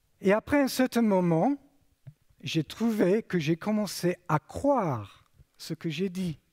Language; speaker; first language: French; non-native, fluent; English